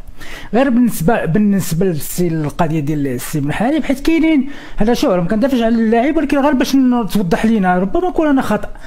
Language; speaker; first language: Arabic; native; Arabic